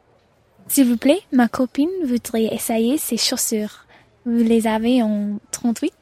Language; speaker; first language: French; non-native, learner; English